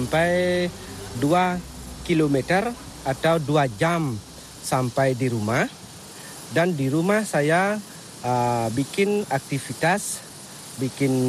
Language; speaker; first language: Indonesian; non-native, local second language; Balinese